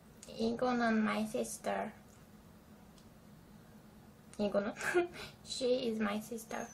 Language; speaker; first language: English; non-native, learner; Turkish